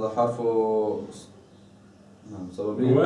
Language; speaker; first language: Arabic; non-native, learner; Chechen